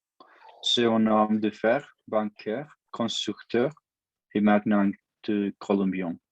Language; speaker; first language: French; non-native, learner; Spanish